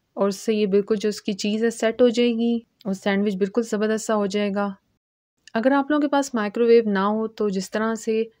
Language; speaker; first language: Urdu; native; Urdu